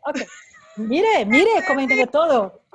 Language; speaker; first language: Spanish; non-native, fluent; Portuguese